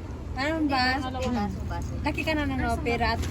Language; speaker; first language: Filipino; non-native, local second language; Cebuano